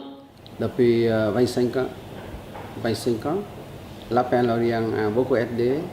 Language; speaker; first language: French; non-native, learner; Vietnamese